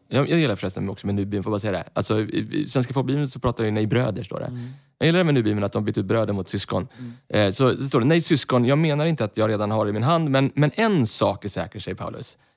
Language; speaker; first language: Swedish; native; Swedish